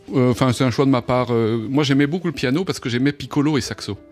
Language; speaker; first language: French; native; French